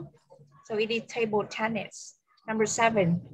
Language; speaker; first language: English; non-native, fluent; Vietnamese